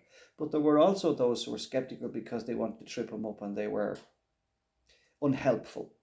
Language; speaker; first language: English; native; English